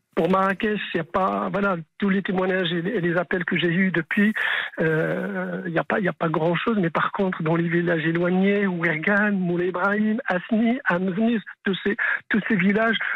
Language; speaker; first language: French; non-native, local second language; Arabic